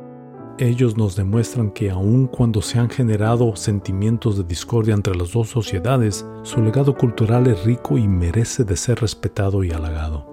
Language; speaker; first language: Spanish; native; Spanish